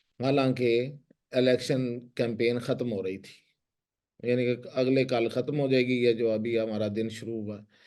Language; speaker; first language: Urdu; non-native, local second language; Punjabi